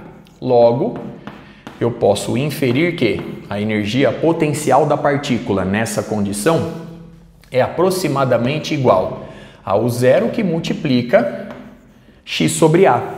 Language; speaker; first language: Portuguese; native; Portuguese